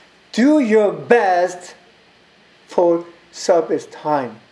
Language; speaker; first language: English; non-native, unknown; Korean